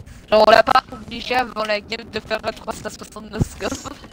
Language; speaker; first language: French; native; French